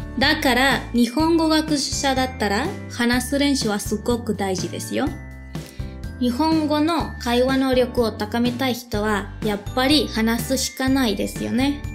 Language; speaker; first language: Japanese; non-native, fluent; Spanish